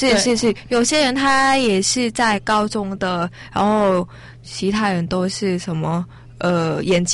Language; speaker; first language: Chinese; non-native, learner; Thai